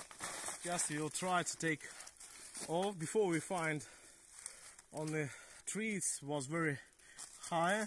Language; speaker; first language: English; non-native, learner; Ukrainian